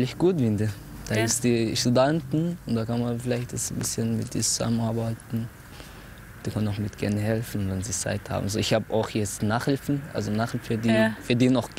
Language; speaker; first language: German; non-native, learner; Somali